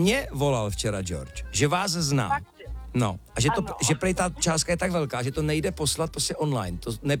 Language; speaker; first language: Czech; native; Czech